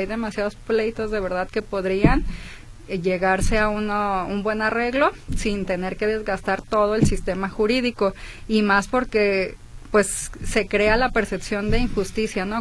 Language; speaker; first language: Spanish; native; Spanish